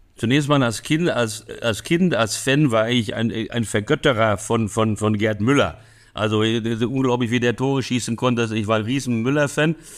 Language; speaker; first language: German; early bilingual, other home language; Hungarian